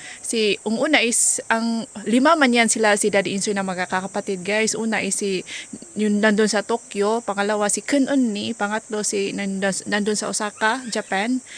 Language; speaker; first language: Filipino; non-native, local second language; Cebuano